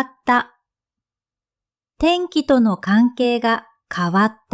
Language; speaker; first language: Japanese; non-native, fluent; Vietnamese